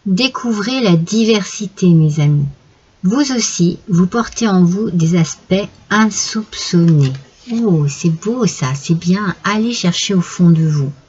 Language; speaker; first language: French; native; French